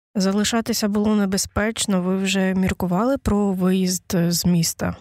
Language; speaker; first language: Ukrainian; native; Ukrainian